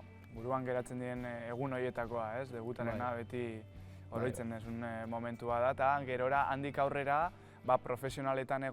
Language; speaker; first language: Basque; native; Basque